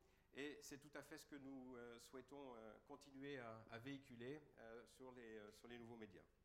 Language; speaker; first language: French; native; French